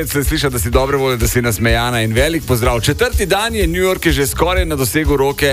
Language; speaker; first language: Slovenian; native; Slovenian